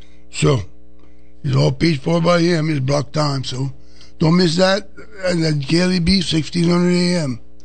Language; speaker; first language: English; early bilingual, other home language; French